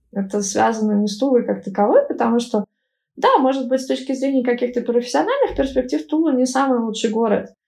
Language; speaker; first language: Russian; native; Russian